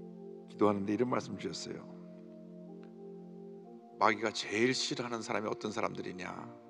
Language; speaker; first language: Korean; native; Korean